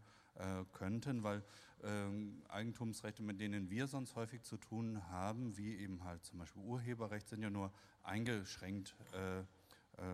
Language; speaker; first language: German; native; German